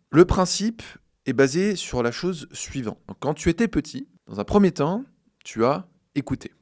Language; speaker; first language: French; native; French